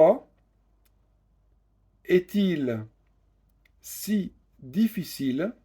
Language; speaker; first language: French; native; French